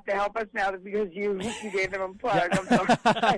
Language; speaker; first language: English; native; English